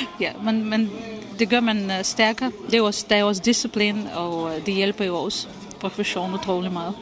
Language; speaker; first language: Danish; non-native, fluent; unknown